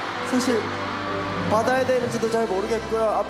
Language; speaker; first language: Korean; native; Korean